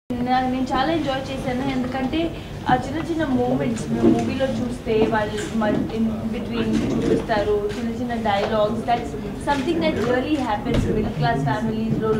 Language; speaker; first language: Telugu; non-native, local second language; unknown